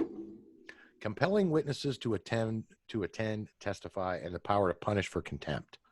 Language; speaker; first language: English; native; English